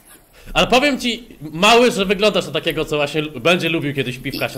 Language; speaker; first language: Polish; native; Polish